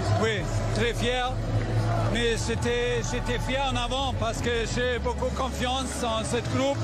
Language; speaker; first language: French; non-native, fluent; German